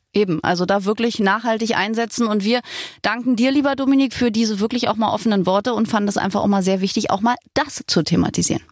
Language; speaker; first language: German; native; German